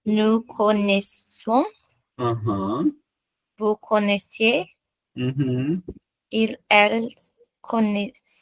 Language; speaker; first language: French; non-native, learner; Portuguese